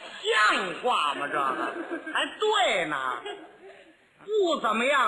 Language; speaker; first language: Chinese; native; Chinese